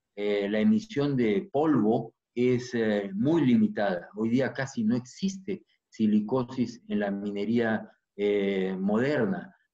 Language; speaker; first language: Spanish; native; Spanish